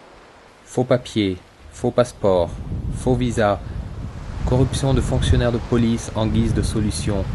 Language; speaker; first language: French; native; French